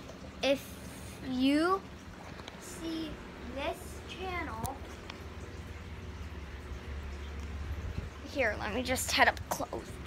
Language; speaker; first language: English; native; English